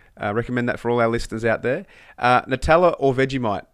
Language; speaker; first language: English; native; English